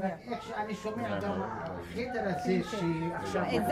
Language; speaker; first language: Hebrew; non-native, local second language; Armenian